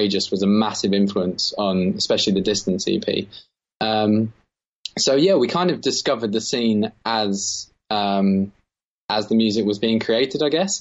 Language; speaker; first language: English; native; English